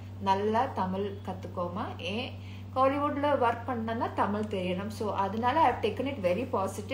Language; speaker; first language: Tamil; non-native, learner; Malayalam